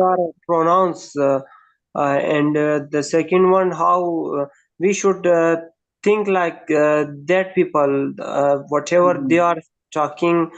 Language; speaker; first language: English; non-native, learner; Persian